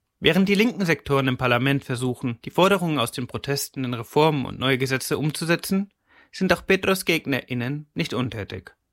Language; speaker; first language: German; native; German